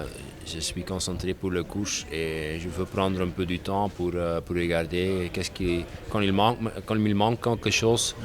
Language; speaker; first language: French; non-native, learner; Dutch